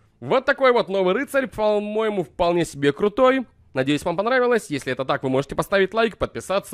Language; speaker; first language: Russian; native; Russian